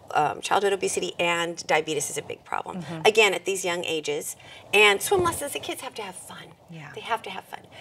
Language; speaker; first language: English; native; English